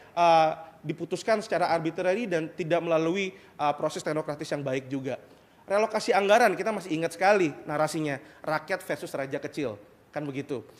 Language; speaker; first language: Indonesian; native; Indonesian